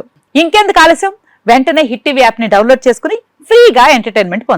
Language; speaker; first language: Telugu; native; Telugu